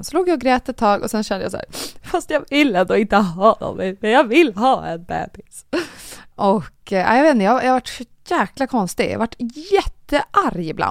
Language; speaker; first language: Swedish; native; Swedish